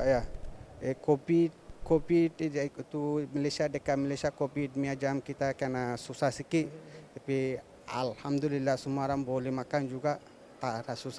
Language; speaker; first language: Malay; non-native, learner; Rohingya